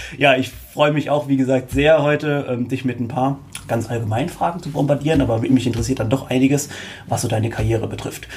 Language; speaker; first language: German; native; German